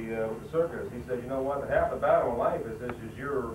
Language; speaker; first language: English; native; English